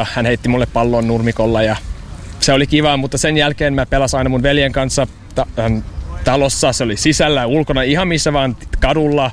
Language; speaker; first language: Finnish; non-native, fluent; English